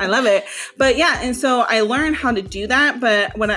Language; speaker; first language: English; native; English